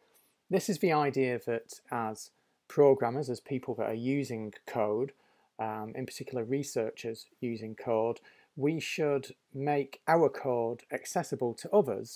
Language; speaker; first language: English; native; English